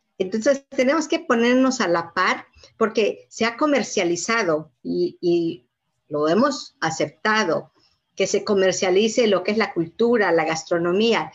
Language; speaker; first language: Spanish; native; Spanish